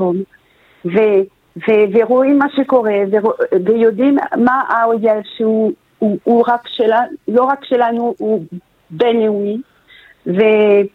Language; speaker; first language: Hebrew; non-native, fluent; French